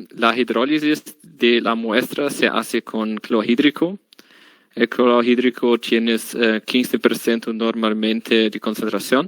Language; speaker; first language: Spanish; non-native, learner; German